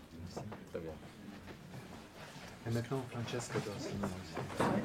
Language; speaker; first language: French; non-native, fluent; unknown